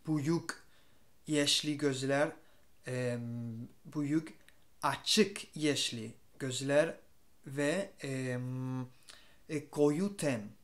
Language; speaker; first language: Turkish; non-native, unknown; Spanish